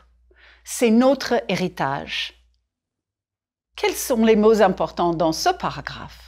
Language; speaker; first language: French; non-native, fluent; English